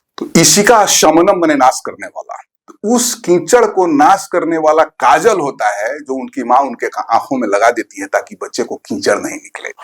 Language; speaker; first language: Hindi; non-native, local second language; Bhojpuri